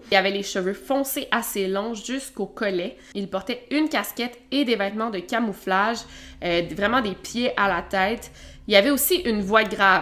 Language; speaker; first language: French; native; French